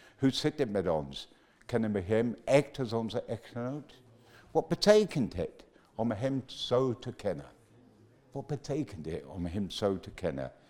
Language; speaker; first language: Dutch; non-native, fluent; English